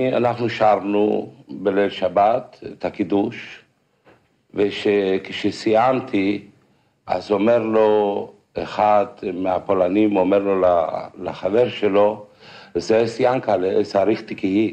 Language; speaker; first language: Hebrew; non-native, fluent; Ladino